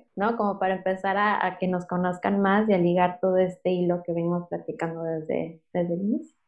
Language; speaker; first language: Spanish; native; Spanish